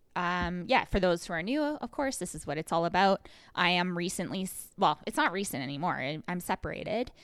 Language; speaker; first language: English; native; English